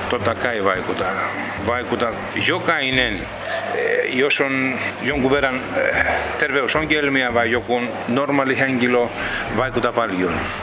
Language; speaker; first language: Finnish; non-native, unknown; Greek